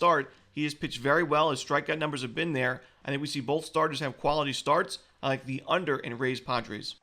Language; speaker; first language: English; native; English